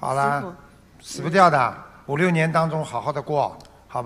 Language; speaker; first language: Chinese; non-native, local second language; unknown